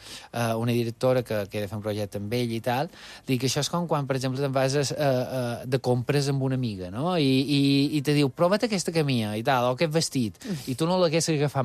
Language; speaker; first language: Catalan; native; Catalan